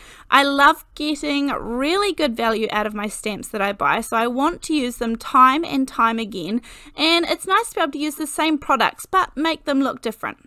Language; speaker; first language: English; native; English